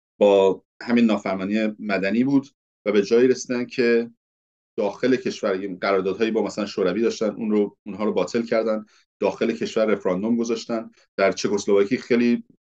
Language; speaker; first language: Persian; early bilingual, heritage; Persian